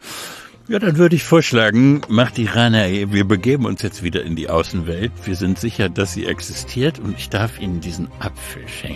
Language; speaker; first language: German; native; German